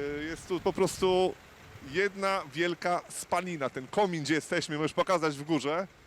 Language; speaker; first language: Polish; native; Polish